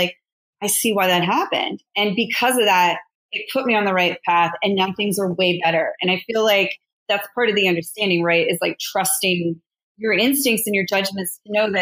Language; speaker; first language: English; native; English